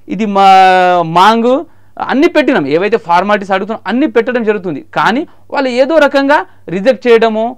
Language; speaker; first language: Telugu; non-native, local second language; Marathi